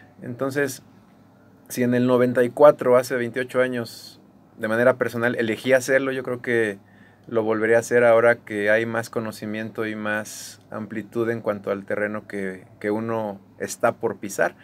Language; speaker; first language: Spanish; native; Spanish